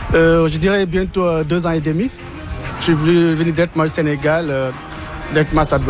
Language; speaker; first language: French; non-native, local second language; Wolof